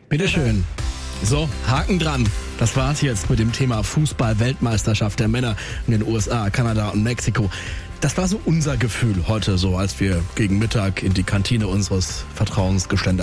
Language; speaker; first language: German; native; German